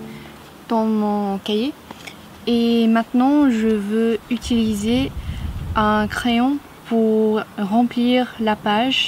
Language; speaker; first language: French; non-native, fluent; English